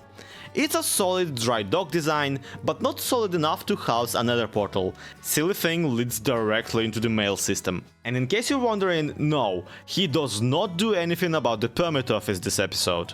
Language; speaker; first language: English; native; English